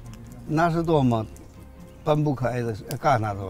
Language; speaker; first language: Russian; non-native, learner; Chinese